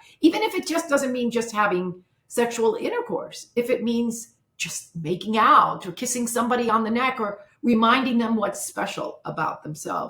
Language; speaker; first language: English; native; English